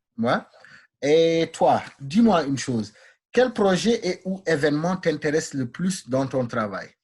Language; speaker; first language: French; non-native, local second language; Wolof